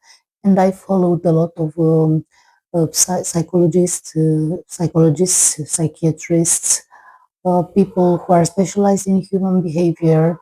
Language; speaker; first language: English; non-native, fluent; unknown